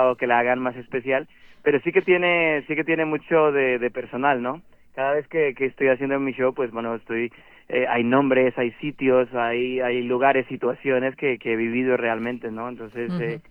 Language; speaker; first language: Spanish; native; Spanish